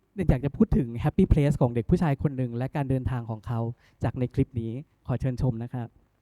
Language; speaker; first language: Thai; native; Thai